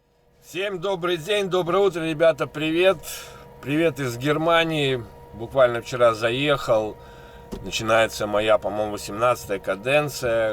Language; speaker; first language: Russian; native; Russian